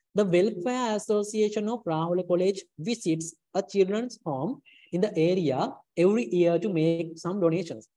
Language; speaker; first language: English; non-native, local second language; Sinhala